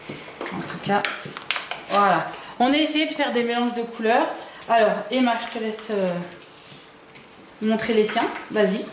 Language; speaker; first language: French; native; French